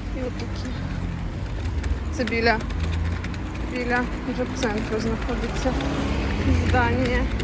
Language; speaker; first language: Ukrainian; native; Ukrainian